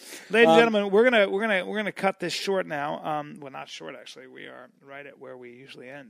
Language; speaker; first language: English; native; English